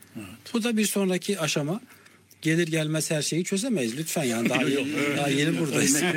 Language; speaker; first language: Turkish; native; Turkish